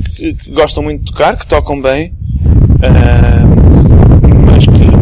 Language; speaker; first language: Portuguese; early bilingual, other home language; English